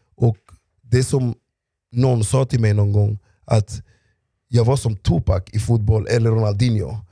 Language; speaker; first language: Swedish; early bilingual, other home language; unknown